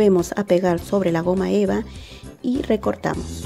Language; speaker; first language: Spanish; native; Spanish